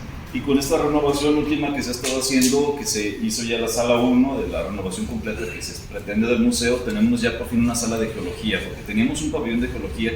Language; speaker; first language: Spanish; native; Spanish